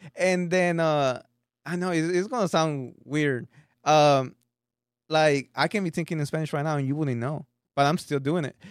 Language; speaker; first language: English; early bilingual, other home language; Spanish